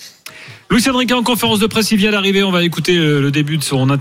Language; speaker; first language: French; native; French